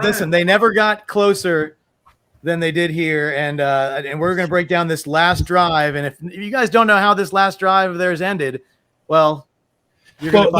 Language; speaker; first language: English; native; English